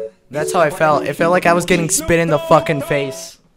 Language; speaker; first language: English; native; English